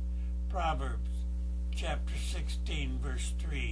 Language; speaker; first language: English; native; English